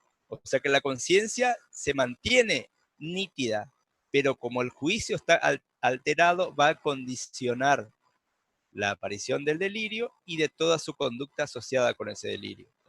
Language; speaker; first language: Spanish; native; Spanish